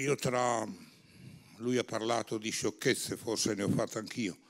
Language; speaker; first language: Italian; native; Italian